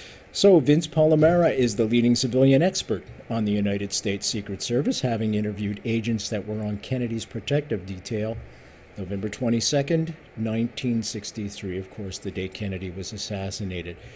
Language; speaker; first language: English; native; English